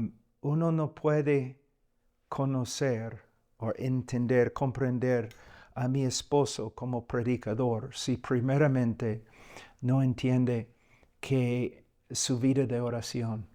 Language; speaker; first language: Spanish; non-native, fluent; English